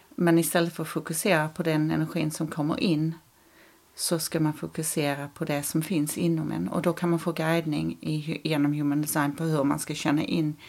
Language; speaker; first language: Swedish; early bilingual, other home language; English